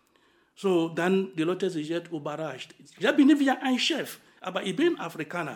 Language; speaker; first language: German; non-native, fluent; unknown